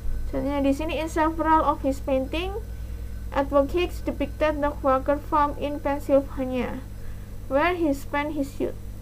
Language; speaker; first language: English; non-native, fluent; Indonesian